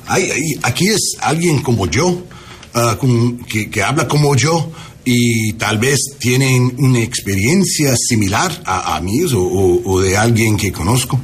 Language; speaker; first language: Spanish; non-native, learner; English